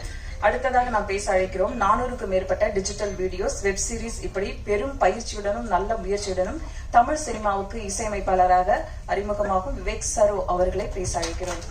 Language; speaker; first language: Tamil; native; Tamil